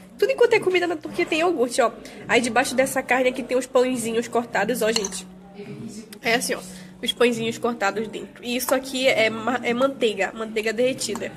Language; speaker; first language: Portuguese; native; Portuguese